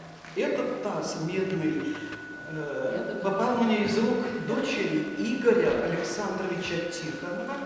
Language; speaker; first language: Russian; native; Russian